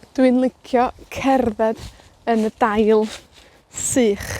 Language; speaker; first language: Welsh; native; Welsh